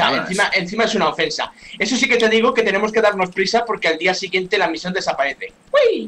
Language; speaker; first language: Spanish; native; Spanish